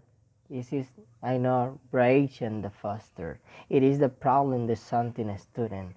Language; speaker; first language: English; non-native, learner; Spanish